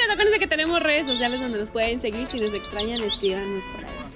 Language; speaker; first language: Spanish; native; Spanish